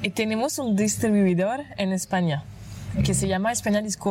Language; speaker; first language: Spanish; non-native, fluent; French